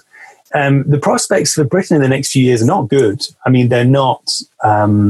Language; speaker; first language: English; native; English